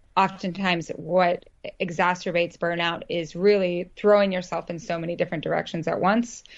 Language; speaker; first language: English; native; English